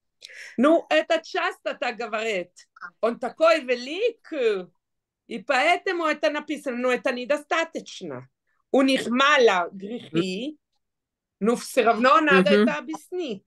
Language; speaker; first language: Russian; non-native, fluent; Hebrew